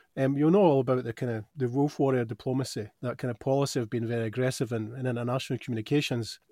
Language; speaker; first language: English; native; English